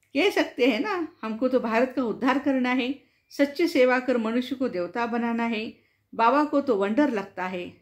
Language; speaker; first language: Hindi; non-native, local second language; Marathi